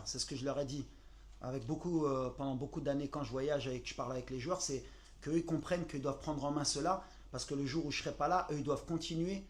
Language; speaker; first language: French; native; French